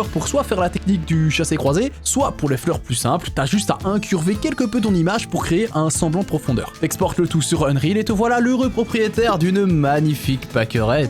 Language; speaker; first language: French; native; French